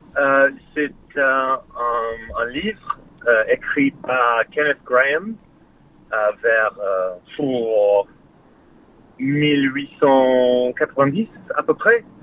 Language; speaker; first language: French; non-native, learner; English